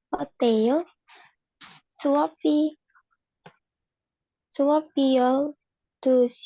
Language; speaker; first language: Korean; non-native, learner; Indonesian